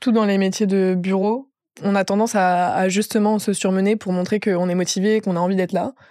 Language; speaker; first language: French; native; French